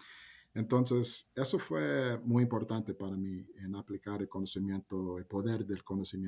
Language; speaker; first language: Spanish; early bilingual, heritage; Spanish